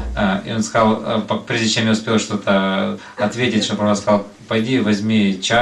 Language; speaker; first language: Russian; native; Russian